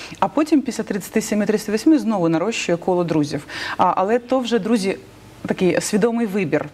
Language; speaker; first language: Ukrainian; non-native, local second language; Russian